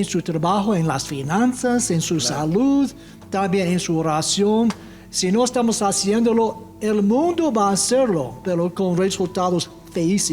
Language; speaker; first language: Spanish; non-native, fluent; English